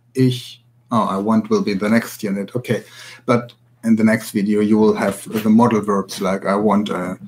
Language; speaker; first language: English; non-native, fluent; German